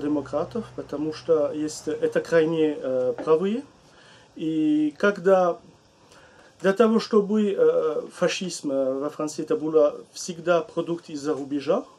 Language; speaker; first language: Russian; non-native, learner; French